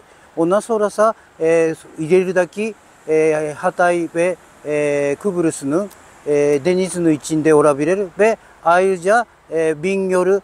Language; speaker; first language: Turkish; non-native, learner; Japanese